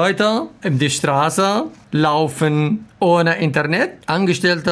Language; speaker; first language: German; non-native, learner; Arabic